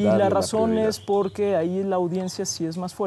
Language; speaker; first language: Spanish; native; Spanish